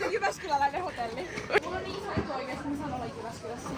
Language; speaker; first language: Finnish; native; Finnish